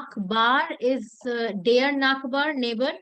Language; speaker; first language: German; non-native, fluent; Hindi